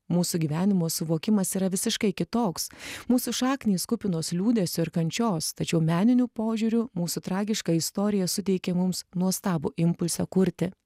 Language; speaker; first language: Lithuanian; native; Lithuanian